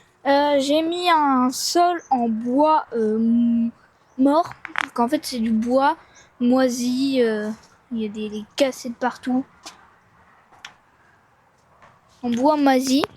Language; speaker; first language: French; native; French